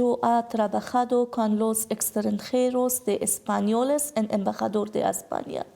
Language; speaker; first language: Spanish; non-native, learner; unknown